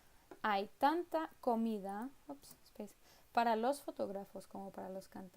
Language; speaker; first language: Spanish; non-native, fluent; English